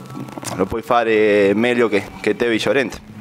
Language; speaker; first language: Italian; non-native, fluent; Spanish